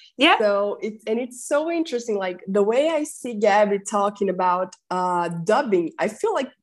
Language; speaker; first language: English; non-native, fluent; Portuguese